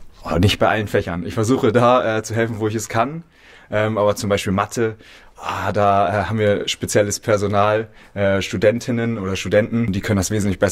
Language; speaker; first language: German; native; German